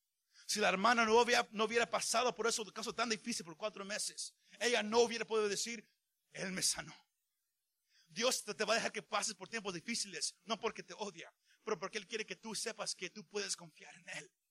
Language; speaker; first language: Spanish; early bilingual, heritage; Spanish